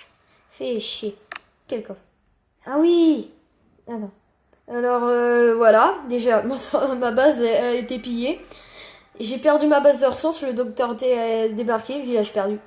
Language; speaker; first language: French; native; French